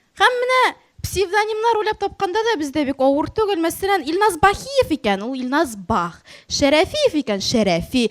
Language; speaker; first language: Tatar; native; Tatar